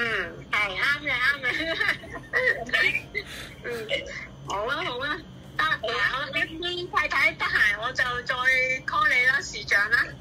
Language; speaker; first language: Cantonese; native; Cantonese